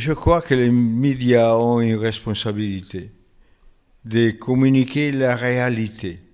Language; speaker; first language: French; non-native, fluent; Italian